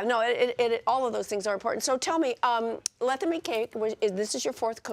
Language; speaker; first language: English; native; English